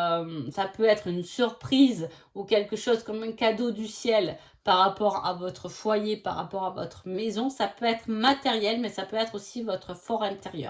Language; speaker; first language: French; native; French